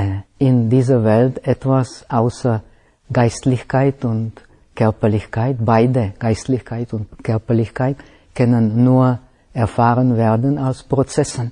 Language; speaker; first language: German; non-native, fluent; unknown